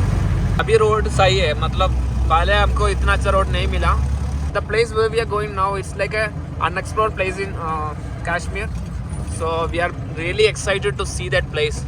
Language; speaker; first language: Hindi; non-native, local second language; Malayalam